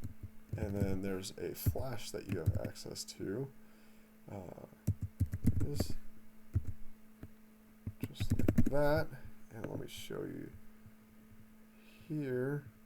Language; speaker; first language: English; native; English